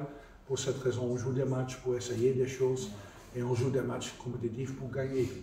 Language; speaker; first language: French; non-native, fluent; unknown